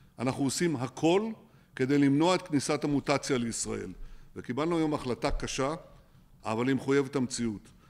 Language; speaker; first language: Hebrew; native; Hebrew